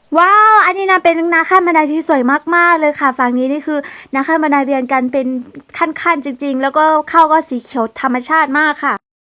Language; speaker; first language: Thai; non-native, local second language; S'gaw Karen